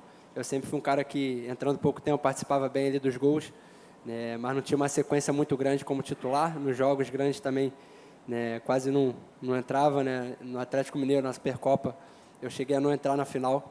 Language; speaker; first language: Portuguese; native; Portuguese